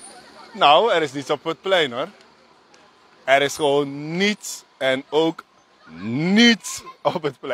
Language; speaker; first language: Dutch; native; Dutch